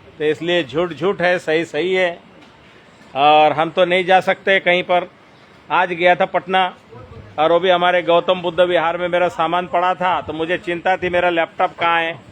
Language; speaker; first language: Hindi; non-native, local second language; Marathi